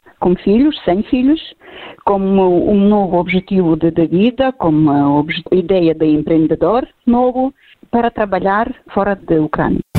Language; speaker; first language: Portuguese; non-native, fluent; Ukrainian